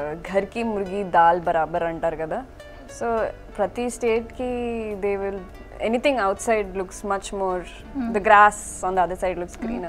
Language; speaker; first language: Telugu; non-native, fluent; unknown